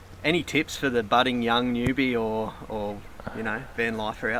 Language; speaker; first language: English; native; English